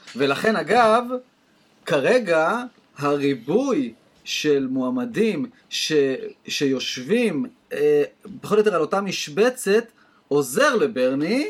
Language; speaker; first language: Hebrew; native; Hebrew